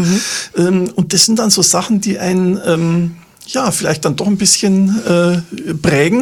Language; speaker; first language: German; native; German